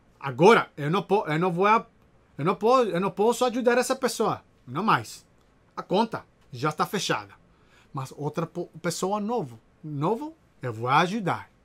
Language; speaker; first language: Portuguese; non-native, learner; Spanish